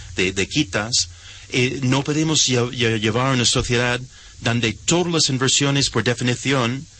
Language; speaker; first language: Spanish; non-native, fluent; English